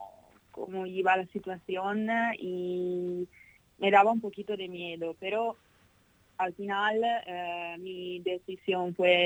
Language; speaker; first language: Spanish; non-native, fluent; Italian